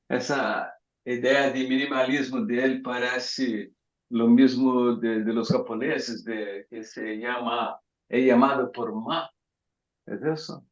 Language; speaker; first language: Spanish; non-native, fluent; Portuguese